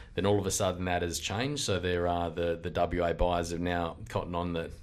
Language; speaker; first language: English; native; English